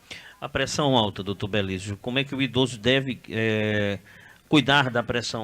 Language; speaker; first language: Portuguese; native; Portuguese